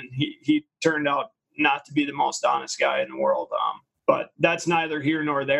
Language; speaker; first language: English; native; English